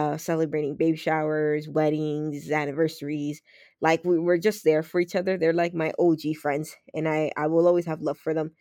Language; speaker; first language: English; native; English